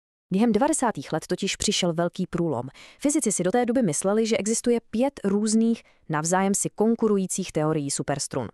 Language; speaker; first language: Czech; native; Czech